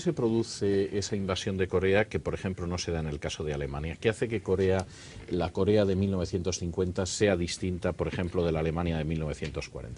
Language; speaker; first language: Spanish; native; Spanish